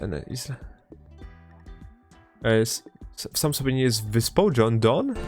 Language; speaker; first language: Polish; native; Polish